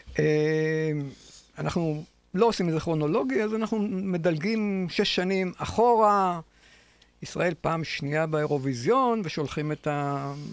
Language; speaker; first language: Hebrew; native; Hebrew